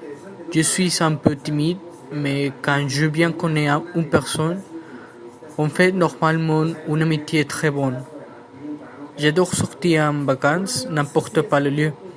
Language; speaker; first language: French; non-native, learner; Spanish